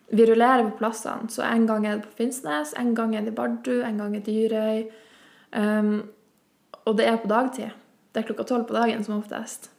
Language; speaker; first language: Norwegian; native; Norwegian